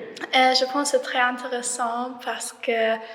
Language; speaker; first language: French; non-native, learner; German